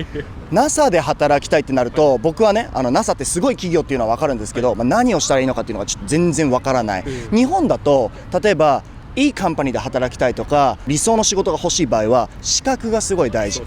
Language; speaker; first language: Japanese; native; Japanese